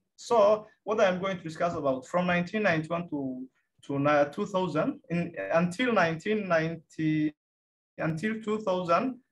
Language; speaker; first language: English; non-native, fluent; Somali